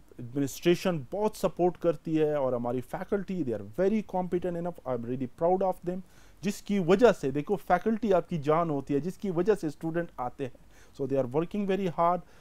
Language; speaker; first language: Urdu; non-native, local second language; Pashto